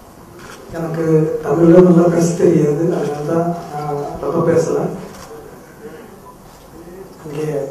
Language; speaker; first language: Tamil; non-native, learner; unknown